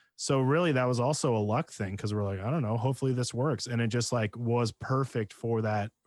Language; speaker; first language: English; native; English